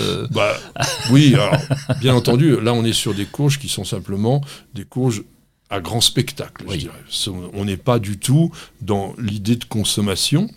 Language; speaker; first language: French; native; French